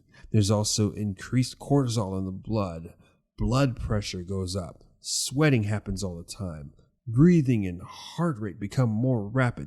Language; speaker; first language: English; native; English